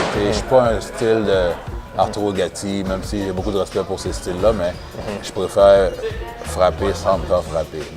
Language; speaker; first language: French; early bilingual, other home language; Haitian Creole